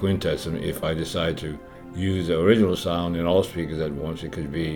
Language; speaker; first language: English; native; English